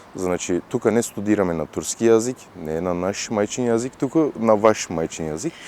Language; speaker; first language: Macedonian; non-native, fluent; Turkish